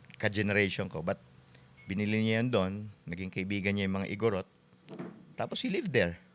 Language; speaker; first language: Filipino; native; Filipino